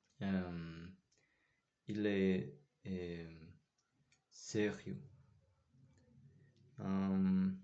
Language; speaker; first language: French; non-native, learner; Spanish